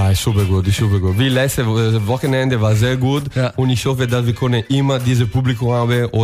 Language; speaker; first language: German; non-native, learner; Italian